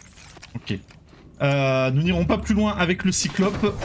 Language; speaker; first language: French; native; French